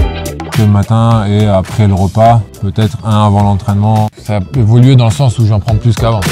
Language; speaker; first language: French; native; French